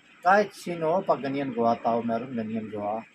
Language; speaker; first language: Filipino; non-native, learner; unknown